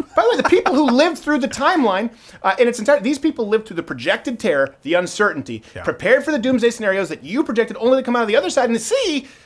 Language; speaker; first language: English; native; English